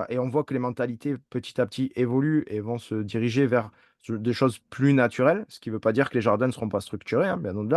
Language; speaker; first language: French; native; French